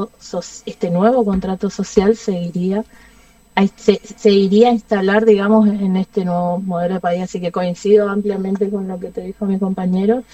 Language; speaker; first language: Spanish; native; Spanish